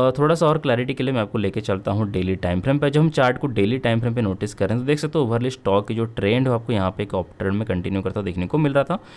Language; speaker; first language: Hindi; native; Hindi